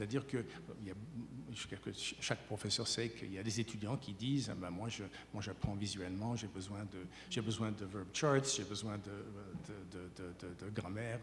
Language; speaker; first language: French; native; French